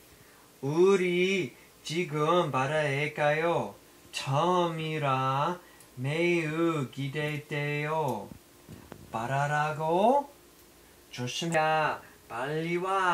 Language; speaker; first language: Korean; non-native, fluent; English